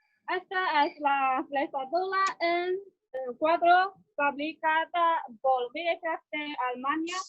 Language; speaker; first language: Spanish; non-native, learner; Chinese